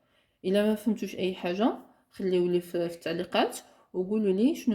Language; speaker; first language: Arabic; native; Arabic